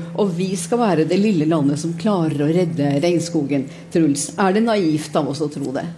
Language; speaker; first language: Norwegian; native; Norwegian